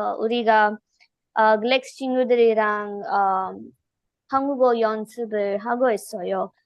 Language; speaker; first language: Korean; non-native, learner; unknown